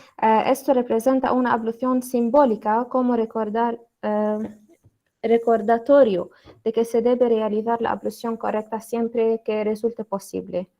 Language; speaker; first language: Spanish; non-native, learner; Arabic